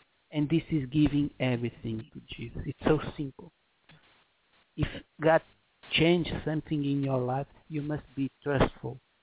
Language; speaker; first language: English; non-native, fluent; Portuguese